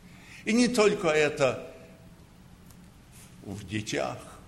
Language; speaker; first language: Russian; early bilingual, heritage; Russian